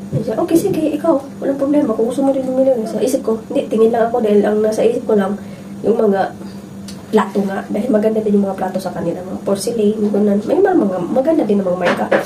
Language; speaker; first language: Filipino; non-native, local second language; Cebuano